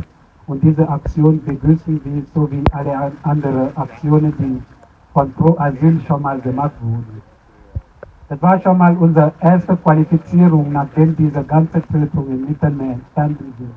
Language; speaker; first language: German; non-native, fluent; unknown